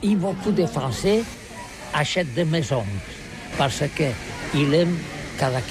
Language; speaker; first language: French; non-native, learner; Catalan